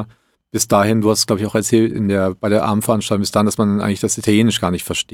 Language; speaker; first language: German; early bilingual, other home language; Italian